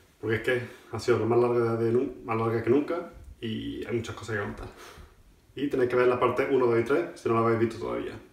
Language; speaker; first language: Spanish; native; Spanish